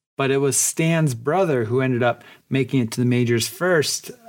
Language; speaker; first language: English; early bilingual, other home language; Polish